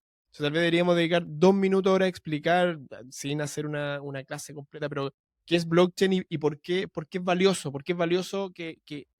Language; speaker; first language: Spanish; native; Spanish